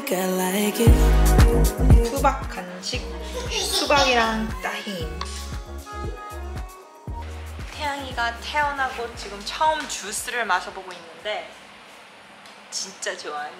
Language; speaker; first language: Korean; early bilingual, heritage; Korean